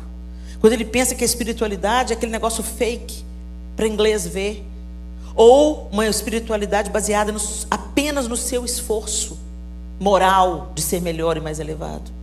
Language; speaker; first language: Portuguese; native; Portuguese